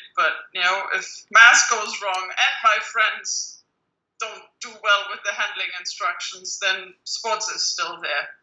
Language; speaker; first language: English; non-native, fluent; German